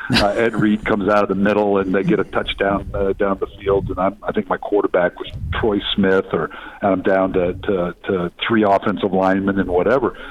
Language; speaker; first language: English; native; English